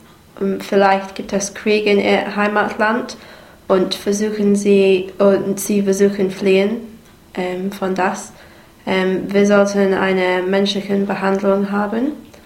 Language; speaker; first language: German; non-native, learner; English